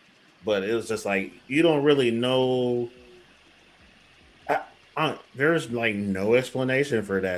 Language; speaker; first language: English; native; English